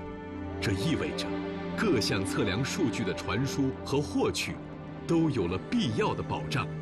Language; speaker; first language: Chinese; native; Chinese